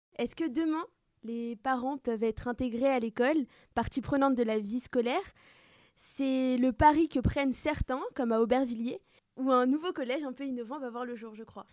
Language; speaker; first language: French; native; French